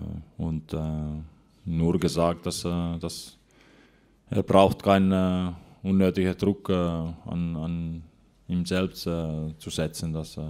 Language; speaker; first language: German; non-native, fluent; Finnish